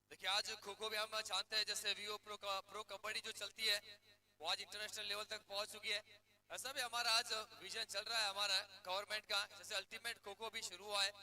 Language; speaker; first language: Hindi; non-native, local second language; Gujarati